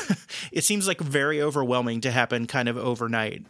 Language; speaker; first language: English; native; English